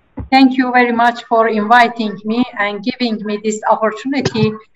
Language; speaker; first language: English; non-native, learner; Persian